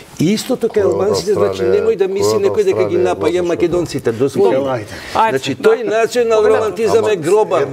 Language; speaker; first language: Macedonian; non-native, local second language; Albanian